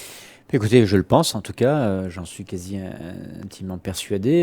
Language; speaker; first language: French; native; French